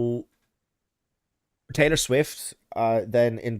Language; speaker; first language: English; native; English